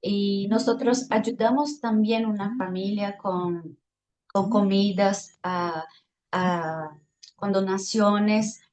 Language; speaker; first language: Spanish; non-native, fluent; Portuguese